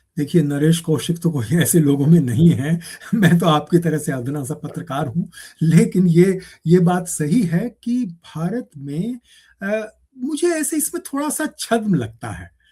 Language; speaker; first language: Hindi; native; Hindi